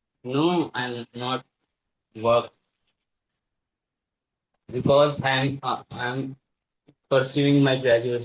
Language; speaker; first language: English; non-native, learner; Hindi